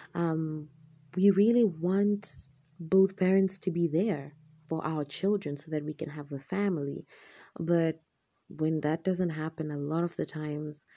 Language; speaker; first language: English; non-native, local second language; Shona